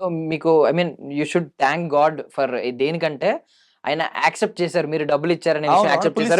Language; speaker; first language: Telugu; native; Telugu